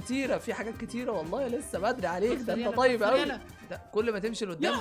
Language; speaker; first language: Arabic; native; Arabic